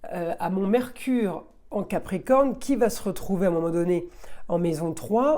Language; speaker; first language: French; native; French